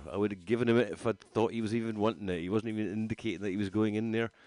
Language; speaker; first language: English; native; English